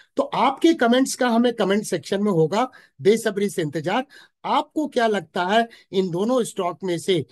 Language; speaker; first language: Hindi; native; Hindi